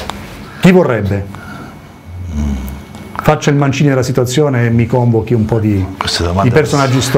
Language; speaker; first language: Italian; native; Italian